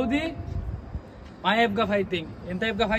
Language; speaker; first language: Arabic; non-native, learner; Bangla